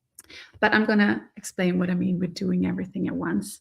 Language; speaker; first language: English; non-native, fluent; Swedish